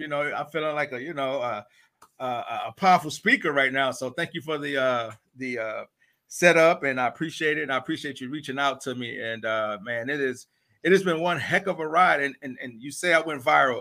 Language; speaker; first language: English; native; English